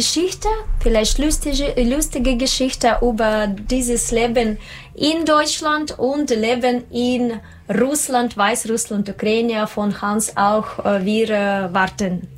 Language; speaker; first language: German; non-native, learner; Russian